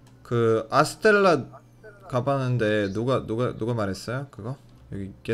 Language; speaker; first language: Korean; non-native, fluent; Russian